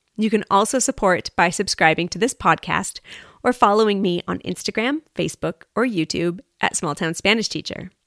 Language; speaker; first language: English; native; English